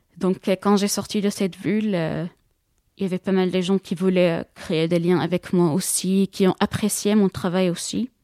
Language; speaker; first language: French; non-native, fluent; Arabic